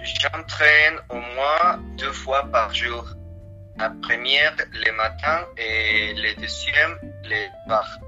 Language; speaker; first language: French; non-native, learner; Spanish